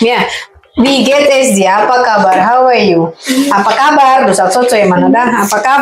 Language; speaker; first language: German; non-native, learner; Indonesian